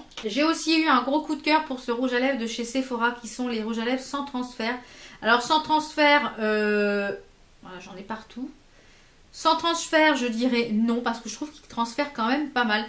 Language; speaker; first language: French; native; French